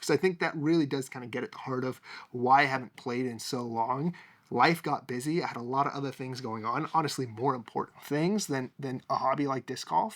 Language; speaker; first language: English; native; English